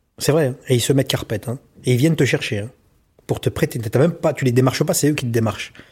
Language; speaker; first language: French; native; French